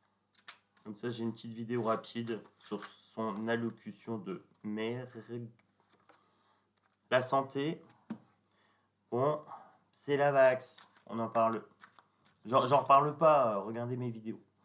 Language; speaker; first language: French; native; French